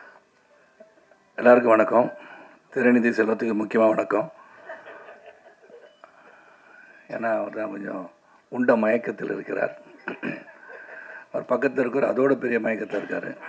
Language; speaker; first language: Tamil; native; Tamil